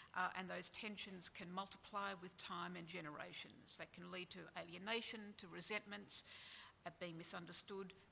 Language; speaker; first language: English; native; English